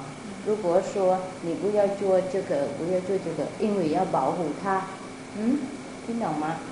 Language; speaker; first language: Chinese; non-native, fluent; Vietnamese